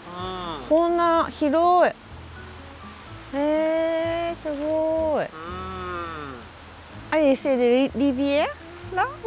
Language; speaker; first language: French; non-native, learner; Japanese